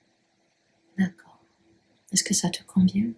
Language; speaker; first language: French; native; French